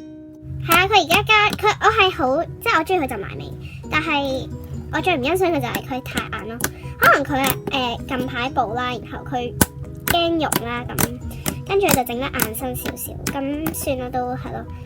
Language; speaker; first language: Cantonese; native; Cantonese